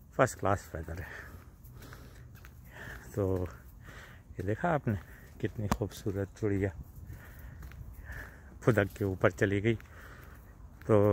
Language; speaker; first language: Urdu; native; Urdu